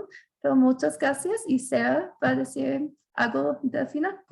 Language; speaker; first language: Spanish; non-native, fluent; English